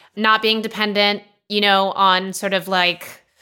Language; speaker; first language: English; native; English